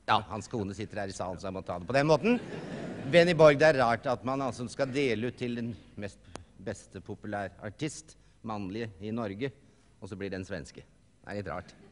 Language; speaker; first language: Norwegian; native; Norwegian